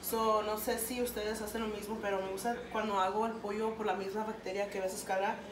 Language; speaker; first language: Spanish; early bilingual, other home language; English